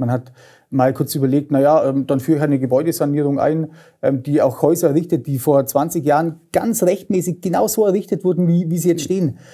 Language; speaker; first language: German; native; German